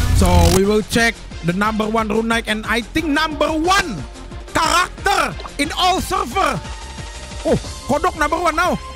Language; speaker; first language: English; non-native, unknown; Indonesian